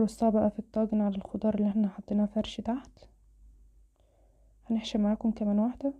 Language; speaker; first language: Arabic; native; Arabic